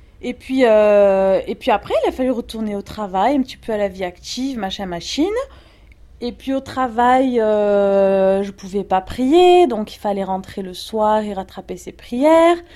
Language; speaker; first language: French; native; French